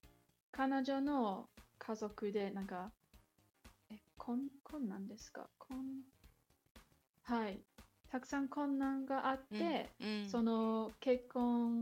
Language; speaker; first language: Japanese; non-native, learner; English